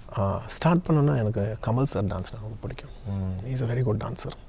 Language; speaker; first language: Tamil; non-native, local second language; Telugu